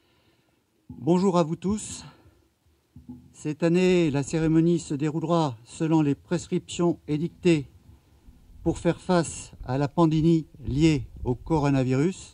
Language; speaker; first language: French; native; French